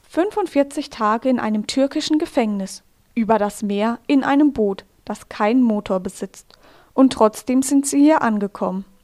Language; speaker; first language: German; native; German